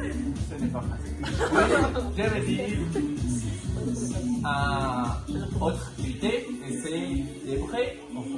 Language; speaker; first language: French; non-native, learner; Spanish